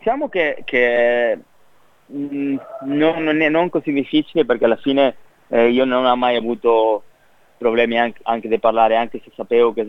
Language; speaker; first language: Italian; non-native, fluent; Spanish